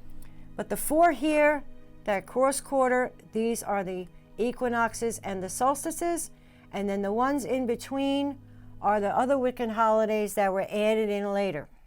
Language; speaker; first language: English; native; English